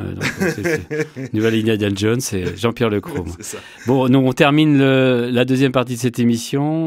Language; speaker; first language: French; native; French